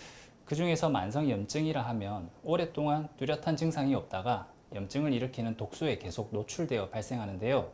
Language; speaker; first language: Korean; native; Korean